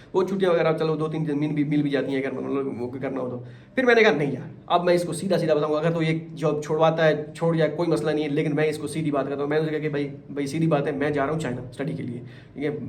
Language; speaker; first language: Urdu; non-native, local second language; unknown